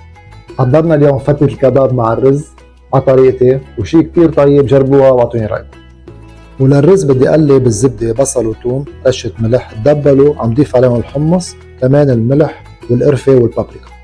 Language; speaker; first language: Arabic; native; Arabic